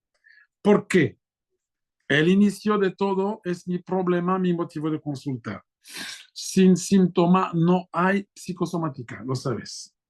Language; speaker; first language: Spanish; non-native, fluent; French